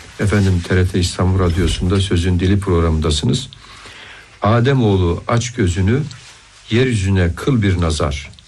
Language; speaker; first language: Turkish; native; Turkish